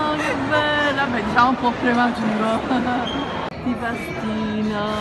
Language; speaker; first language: Italian; native; Italian